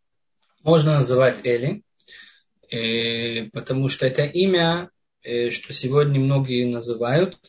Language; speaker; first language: Russian; non-native, fluent; Hebrew